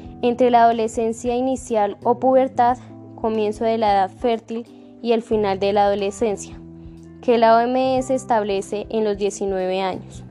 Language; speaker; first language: Spanish; native; Spanish